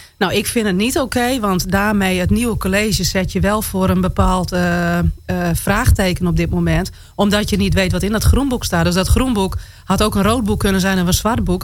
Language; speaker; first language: Dutch; native; Dutch